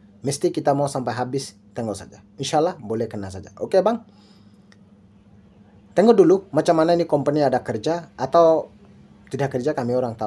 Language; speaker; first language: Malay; non-native, learner; Bangla